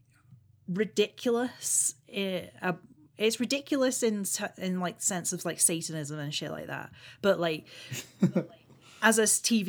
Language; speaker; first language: English; native; English